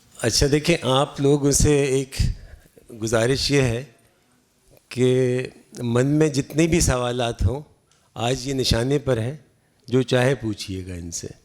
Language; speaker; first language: Urdu; native; Urdu